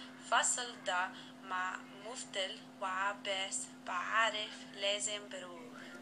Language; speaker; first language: Arabic; non-native, learner; English